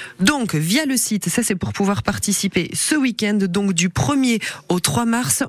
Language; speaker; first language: French; native; French